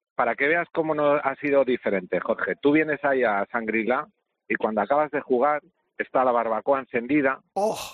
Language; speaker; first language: Spanish; native; Spanish